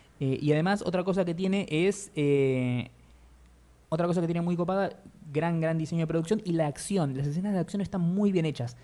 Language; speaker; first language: Spanish; native; Spanish